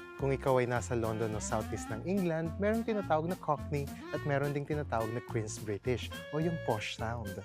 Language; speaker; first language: Filipino; native; Filipino